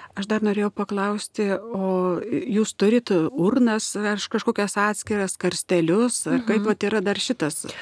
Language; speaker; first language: Lithuanian; native; Lithuanian